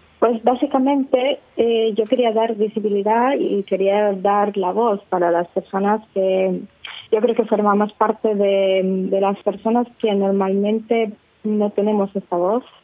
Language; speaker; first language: Spanish; non-native, fluent; Russian